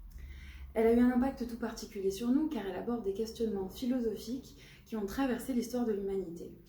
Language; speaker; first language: French; native; French